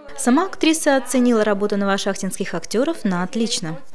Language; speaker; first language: Russian; native; Russian